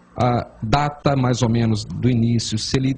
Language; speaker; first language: Portuguese; native; Portuguese